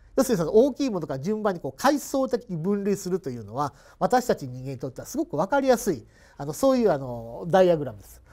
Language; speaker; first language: Japanese; native; Japanese